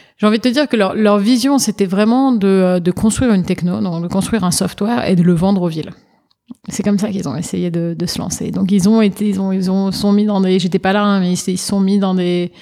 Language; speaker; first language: French; native; French